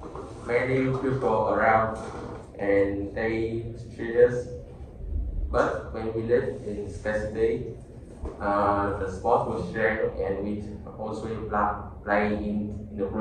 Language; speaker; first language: English; non-native, learner; Vietnamese